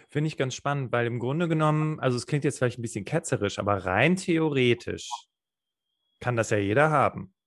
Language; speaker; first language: German; native; German